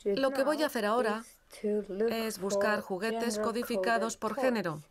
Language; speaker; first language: Spanish; non-native, fluent; Swedish